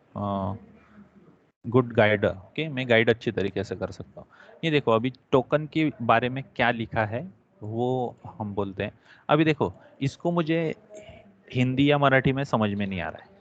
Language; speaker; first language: Hindi; non-native, local second language; Marathi